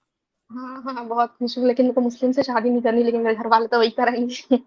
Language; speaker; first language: Hindi; native; Hindi